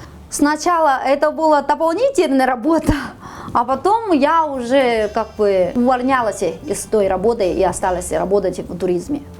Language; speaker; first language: Russian; non-native, fluent; Chinese